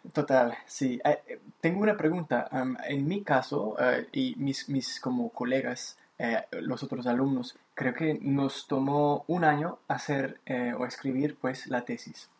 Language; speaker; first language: Spanish; native; Spanish